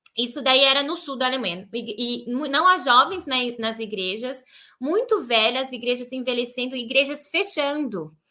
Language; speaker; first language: Portuguese; native; Portuguese